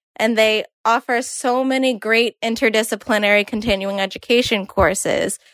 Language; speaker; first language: English; native; English